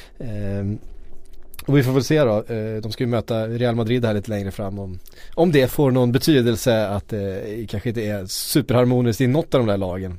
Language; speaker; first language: Swedish; native; Swedish